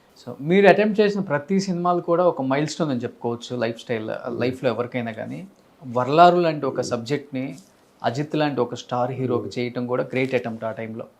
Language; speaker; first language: Telugu; native; Telugu